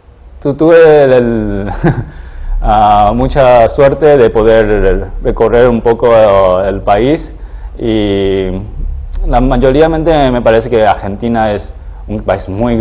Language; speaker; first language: Spanish; non-native, fluent; Chinese